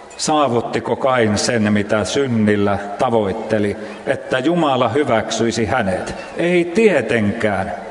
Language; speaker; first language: Finnish; native; Finnish